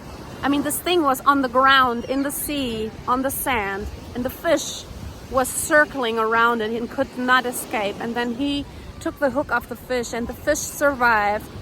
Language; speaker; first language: English; non-native, fluent; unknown